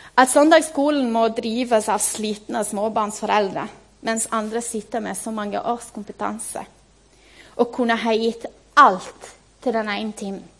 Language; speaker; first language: Norwegian; non-native, fluent; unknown